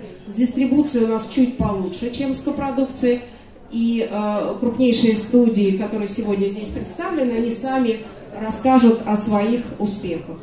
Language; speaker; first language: Russian; native; Russian